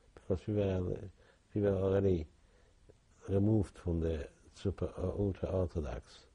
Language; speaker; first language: English; non-native, fluent; Yiddish